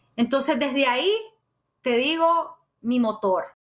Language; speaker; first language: Spanish; native; Spanish